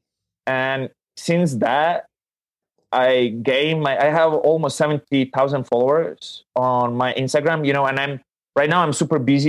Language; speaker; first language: English; non-native, fluent; Ukrainian